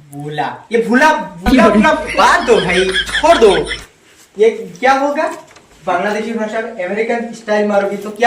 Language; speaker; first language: Hindi; non-native, local second language; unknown